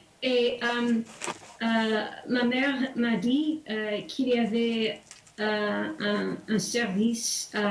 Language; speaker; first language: French; non-native, learner; English